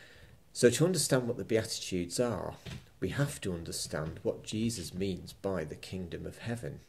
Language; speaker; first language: English; native; English